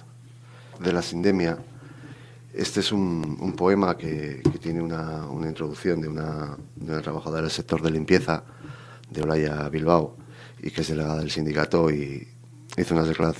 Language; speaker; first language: Spanish; native; Spanish